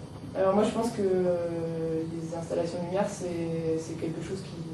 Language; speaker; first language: French; native; French